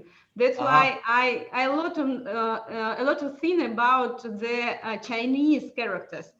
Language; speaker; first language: English; non-native, fluent; Russian